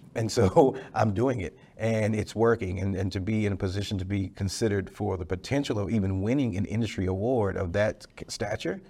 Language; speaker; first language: English; native; English